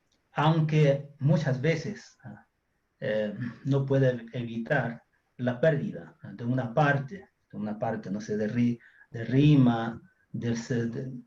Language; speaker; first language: Spanish; non-native, fluent; Chinese